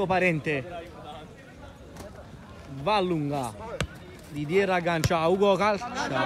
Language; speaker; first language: Italian; native; Italian